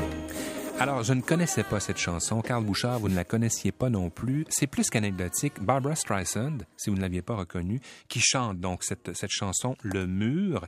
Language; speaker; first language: French; native; French